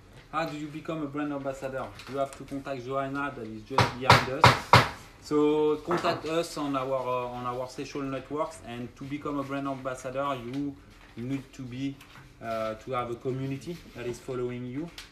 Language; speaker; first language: English; non-native, fluent; French